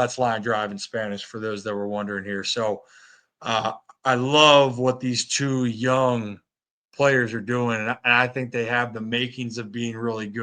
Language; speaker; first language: English; native; English